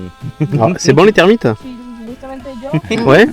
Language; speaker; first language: French; native; French